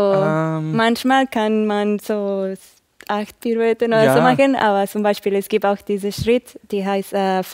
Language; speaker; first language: German; non-native, learner; Spanish